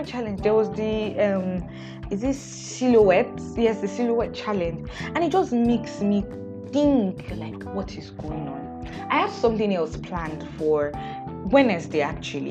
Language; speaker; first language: English; non-native, local second language; Yoruba